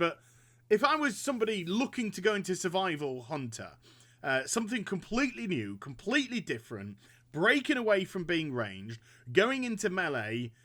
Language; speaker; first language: English; native; English